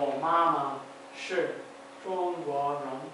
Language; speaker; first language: Chinese; non-native, learner; English